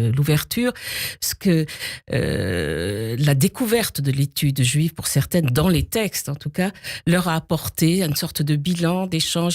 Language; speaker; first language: French; native; French